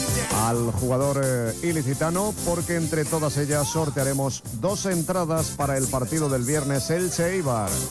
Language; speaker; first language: Spanish; native; Spanish